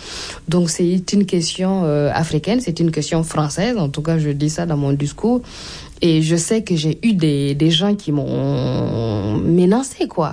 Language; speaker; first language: French; non-native, local second language; Mossi